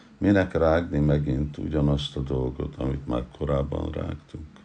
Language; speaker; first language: Hungarian; non-native, learner; English